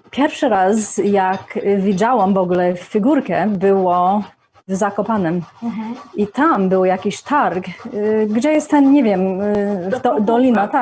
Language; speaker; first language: Polish; non-native, learner; English